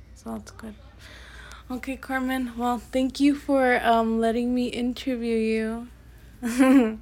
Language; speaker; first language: English; early bilingual, other home language; Spanish